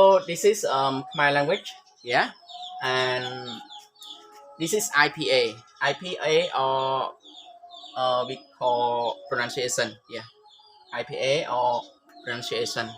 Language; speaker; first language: English; non-native, learner; Khmer